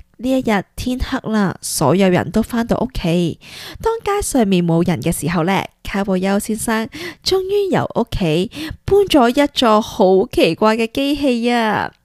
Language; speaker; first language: Cantonese; early bilingual, heritage; Cantonese